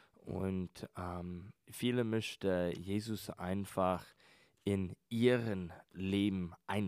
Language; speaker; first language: German; non-native, learner; English